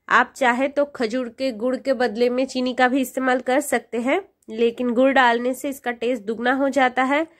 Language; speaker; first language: Hindi; non-native, local second language; Bangla